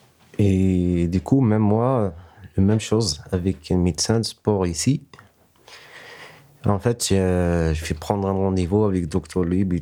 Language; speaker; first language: French; non-native, learner; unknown